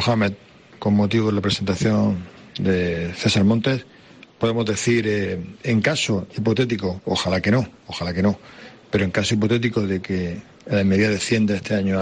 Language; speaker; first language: Spanish; native; Spanish